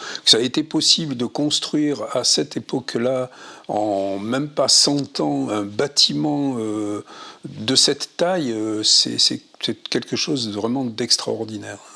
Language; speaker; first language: French; native; French